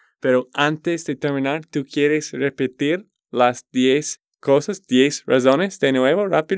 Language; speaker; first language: Spanish; non-native, learner; English